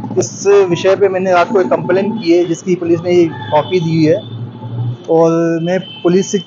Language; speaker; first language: Hindi; non-native, local second language; Sindhi